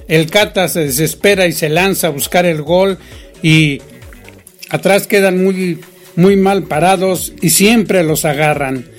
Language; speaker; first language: Spanish; native; Spanish